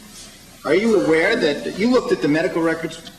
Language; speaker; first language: English; native; English